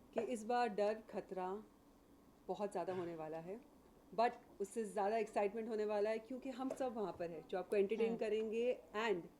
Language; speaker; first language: Hindi; native; Hindi